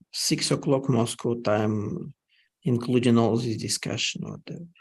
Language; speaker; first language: English; non-native, fluent; Russian